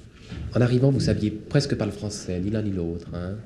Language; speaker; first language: French; native; French